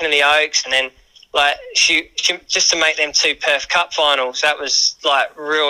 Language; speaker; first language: English; native; English